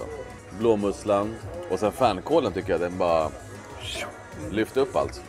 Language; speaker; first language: Swedish; native; Swedish